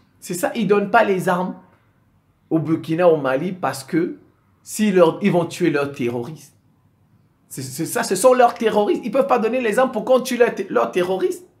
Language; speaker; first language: French; non-native, local second language; Sango